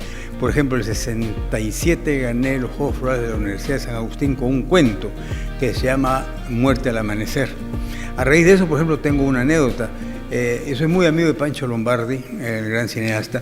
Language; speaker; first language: Spanish; native; Spanish